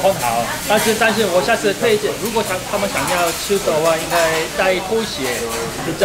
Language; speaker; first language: Chinese; non-native, learner; Korean